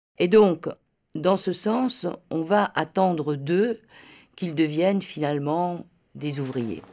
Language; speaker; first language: French; native; French